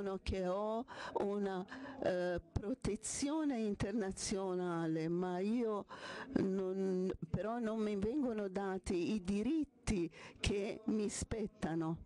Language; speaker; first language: Italian; non-native, fluent; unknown